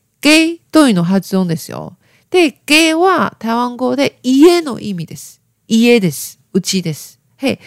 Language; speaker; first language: Japanese; non-native, learner; Chinese